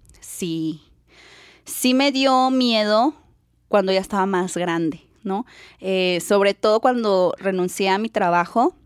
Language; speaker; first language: Spanish; native; Spanish